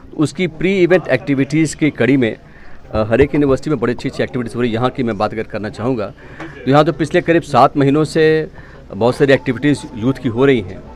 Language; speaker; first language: Hindi; native; Hindi